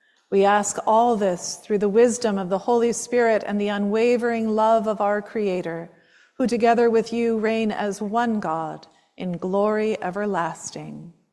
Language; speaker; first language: English; native; English